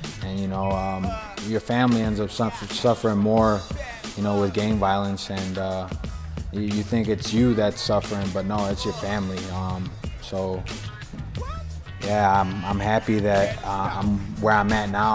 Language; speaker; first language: English; early bilingual, other home language; Spanish